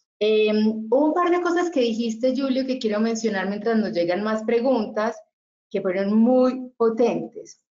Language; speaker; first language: Spanish; native; Spanish